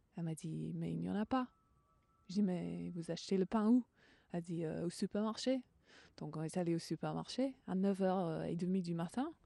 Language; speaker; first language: French; non-native, fluent; English